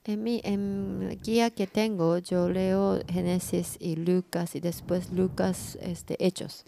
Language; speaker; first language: Spanish; non-native, learner; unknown